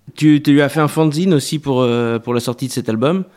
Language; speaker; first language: French; native; French